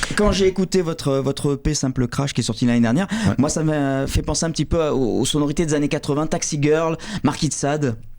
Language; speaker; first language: French; native; French